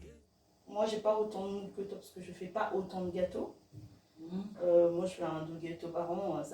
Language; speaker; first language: French; native; French